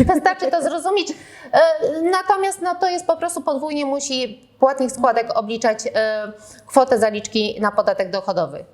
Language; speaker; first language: Polish; native; Polish